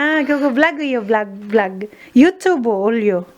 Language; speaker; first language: Korean; non-native, learner; Filipino